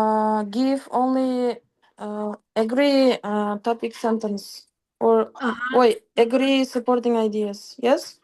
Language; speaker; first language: English; non-native, fluent; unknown